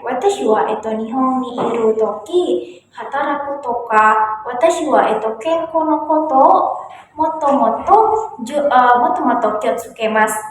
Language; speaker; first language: Japanese; non-native, learner; Indonesian